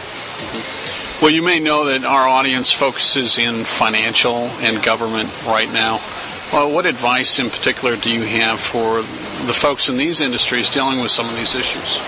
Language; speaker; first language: English; native; English